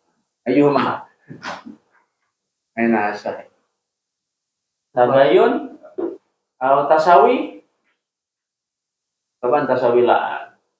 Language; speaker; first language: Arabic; non-native, fluent; Indonesian